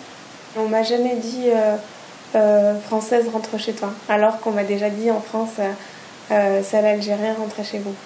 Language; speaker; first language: French; native; French